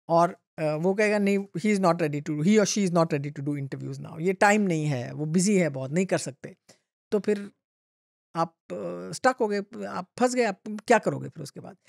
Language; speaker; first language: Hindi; non-native, local second language; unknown